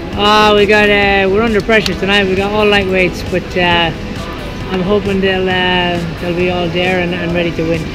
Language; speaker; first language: English; non-native, fluent; Portuguese